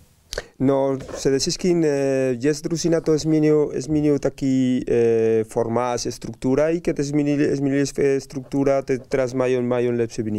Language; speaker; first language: Polish; non-native, learner; Spanish